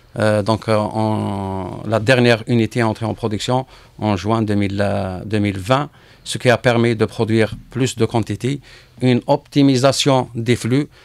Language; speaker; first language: French; non-native, local second language; Arabic